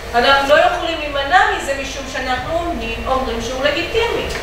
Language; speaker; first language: Hebrew; non-native, fluent; English